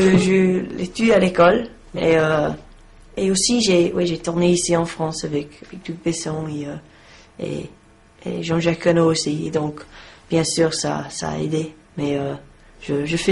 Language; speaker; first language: French; non-native, learner; English